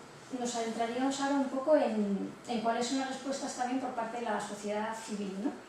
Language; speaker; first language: Spanish; native; Spanish